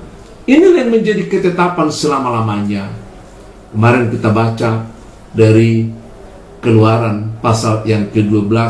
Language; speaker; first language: Indonesian; native; Indonesian